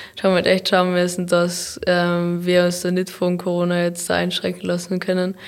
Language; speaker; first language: German; native; German